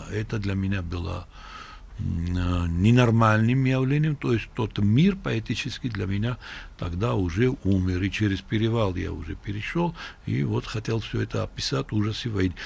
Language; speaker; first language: Russian; non-native, local second language; Georgian